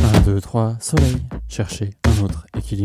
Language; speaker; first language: French; native; French